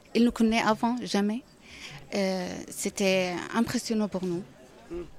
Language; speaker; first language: French; non-native, learner; Arabic